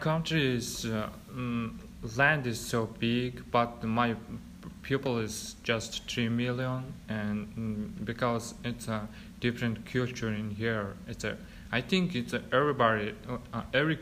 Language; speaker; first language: English; non-native, learner; Mongolian